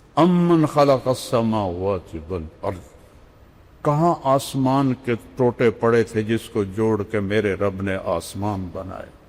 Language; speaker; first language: Urdu; non-native, local second language; Punjabi